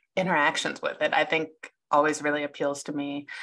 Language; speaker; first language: English; native; English